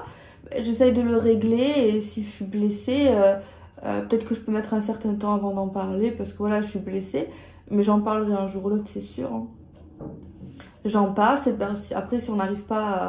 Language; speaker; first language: French; native; French